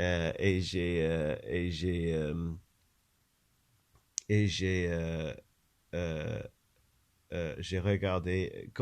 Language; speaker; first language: French; non-native, learner; English